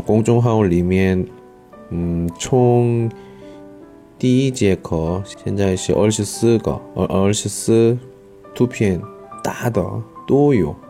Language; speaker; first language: Chinese; non-native, learner; Korean